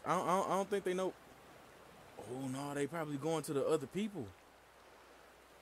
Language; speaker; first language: English; native; English